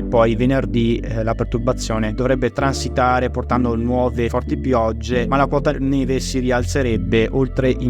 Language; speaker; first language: Italian; native; Italian